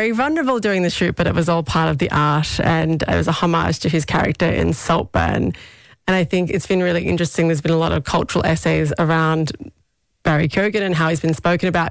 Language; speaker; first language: English; native; English